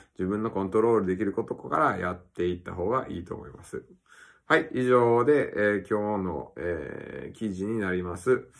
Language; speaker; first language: Japanese; early bilingual, other home language; English